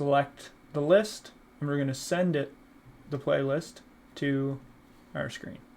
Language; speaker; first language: English; native; English